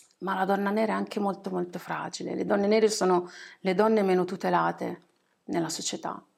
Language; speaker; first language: Italian; early bilingual, other home language; English